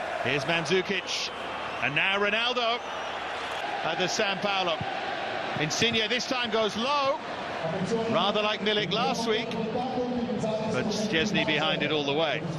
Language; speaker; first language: English; native; English